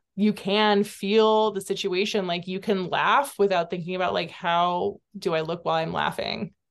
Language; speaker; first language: English; native; English